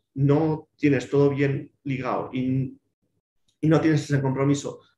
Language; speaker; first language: Spanish; native; Spanish